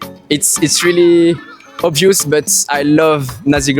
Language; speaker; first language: English; non-native, fluent; French